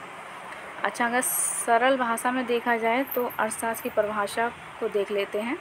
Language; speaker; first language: Hindi; native; Hindi